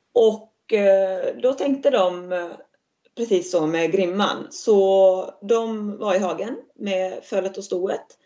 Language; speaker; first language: Swedish; native; Swedish